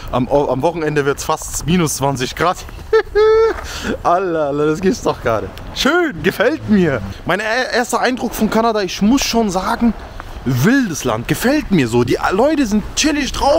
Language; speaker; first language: German; native; German